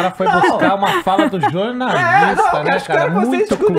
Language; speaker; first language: Portuguese; native; Portuguese